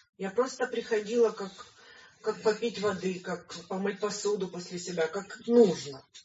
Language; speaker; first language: Russian; native; Russian